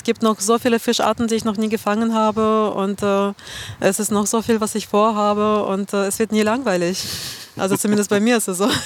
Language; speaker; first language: German; non-native, fluent; Russian